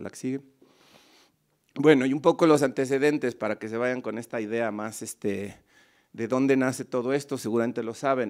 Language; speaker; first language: Spanish; native; Spanish